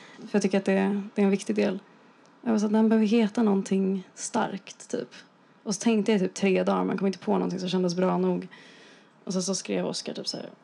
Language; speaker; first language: Swedish; native; Swedish